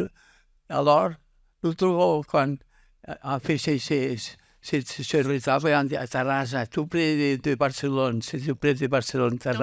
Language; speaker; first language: French; non-native, learner; Catalan